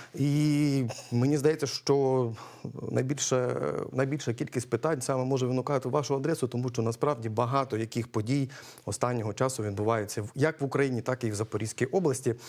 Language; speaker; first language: Ukrainian; native; Ukrainian